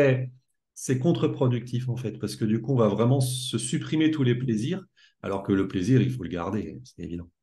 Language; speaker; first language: French; native; French